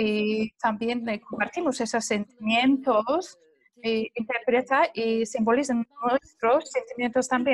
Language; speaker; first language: Spanish; non-native, fluent; Turkish